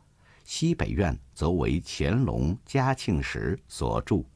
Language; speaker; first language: Chinese; native; Chinese